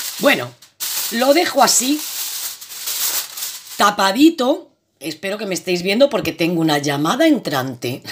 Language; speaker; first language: Spanish; native; Spanish